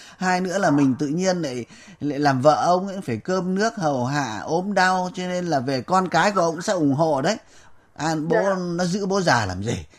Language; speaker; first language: Vietnamese; native; Vietnamese